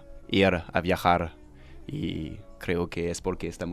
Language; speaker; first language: Spanish; non-native, learner; French